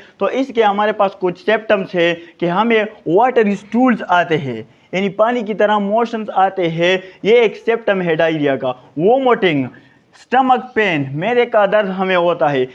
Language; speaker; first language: Urdu; non-native, local second language; Pashto